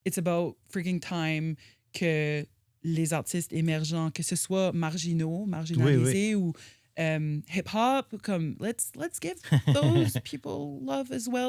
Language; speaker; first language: French; native; French